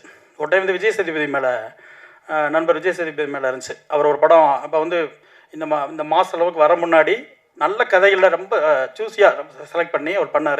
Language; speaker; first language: Tamil; native; Tamil